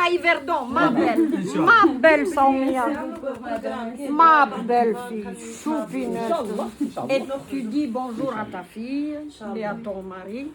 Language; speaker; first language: French; non-native, fluent; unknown